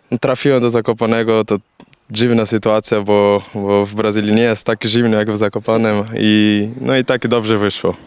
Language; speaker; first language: Polish; non-native, learner; Portuguese